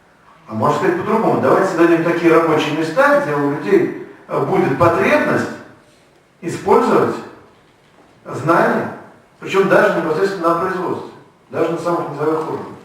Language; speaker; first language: Russian; native; Russian